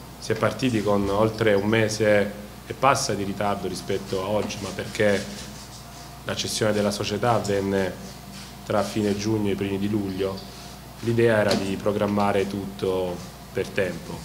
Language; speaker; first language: Italian; native; Italian